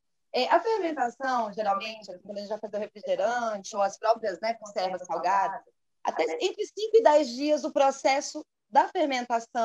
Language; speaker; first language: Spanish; non-native, learner; Portuguese